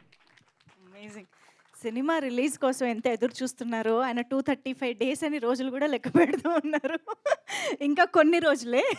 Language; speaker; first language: Telugu; native; Telugu